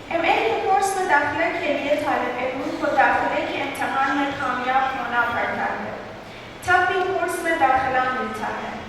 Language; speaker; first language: Urdu; non-native, fluent; Persian